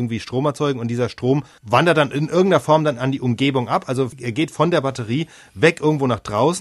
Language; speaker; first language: German; native; German